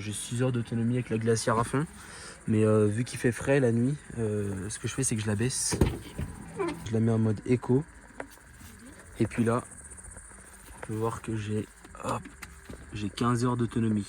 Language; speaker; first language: French; native; French